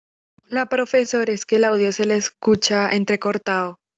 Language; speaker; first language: Spanish; native; Spanish